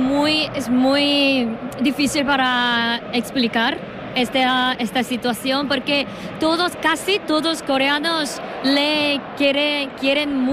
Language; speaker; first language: Spanish; non-native, learner; Korean